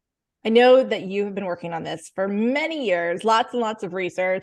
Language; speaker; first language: English; native; English